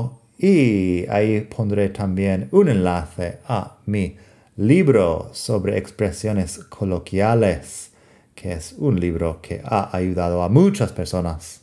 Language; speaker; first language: Spanish; non-native, fluent; English